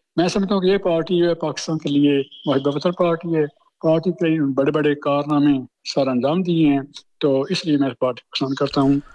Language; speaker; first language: Urdu; non-native, local second language; Punjabi